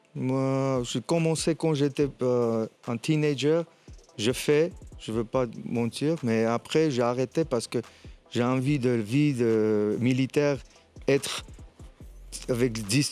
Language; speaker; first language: French; non-native, fluent; Armenian